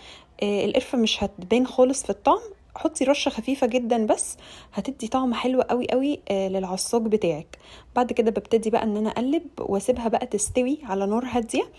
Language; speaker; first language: Arabic; native; Arabic